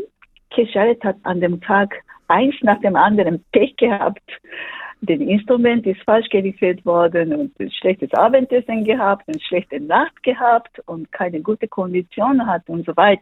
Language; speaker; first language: German; non-native, fluent; Japanese